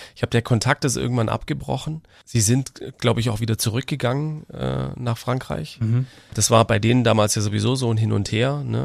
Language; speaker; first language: German; native; German